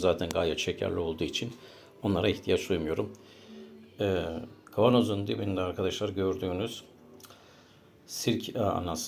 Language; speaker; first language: Turkish; native; Turkish